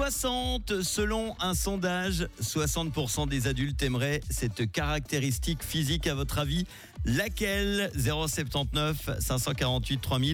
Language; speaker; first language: French; native; French